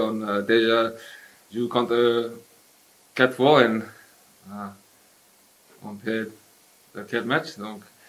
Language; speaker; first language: French; non-native, learner; English